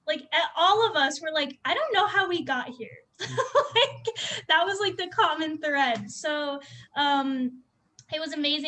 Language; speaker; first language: English; native; English